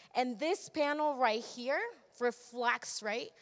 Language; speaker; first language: English; early bilingual, other home language; Spanish